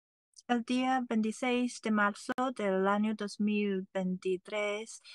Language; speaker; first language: Spanish; non-native, fluent; Chinese